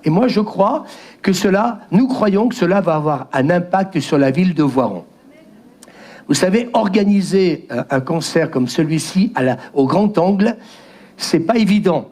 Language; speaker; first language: French; native; French